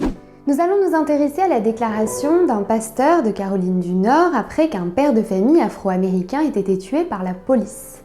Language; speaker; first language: French; native; French